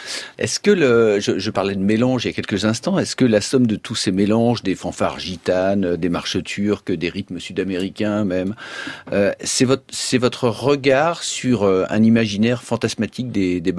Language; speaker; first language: French; native; French